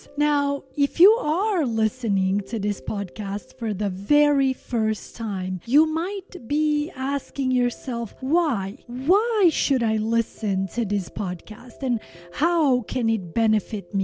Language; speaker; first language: English; non-native, fluent; Albanian